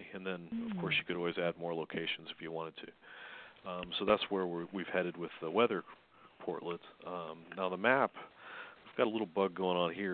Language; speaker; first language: English; native; English